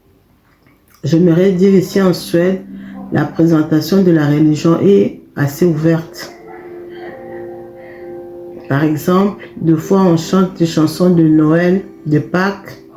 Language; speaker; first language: French; non-native, fluent; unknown